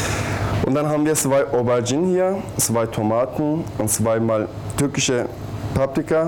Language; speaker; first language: German; non-native, learner; Turkish